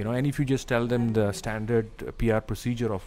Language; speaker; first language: English; non-native, local second language; Malayalam